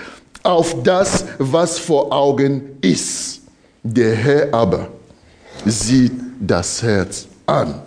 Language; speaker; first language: German; non-native, fluent; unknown